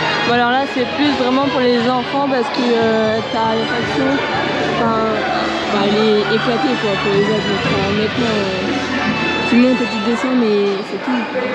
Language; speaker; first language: French; native; French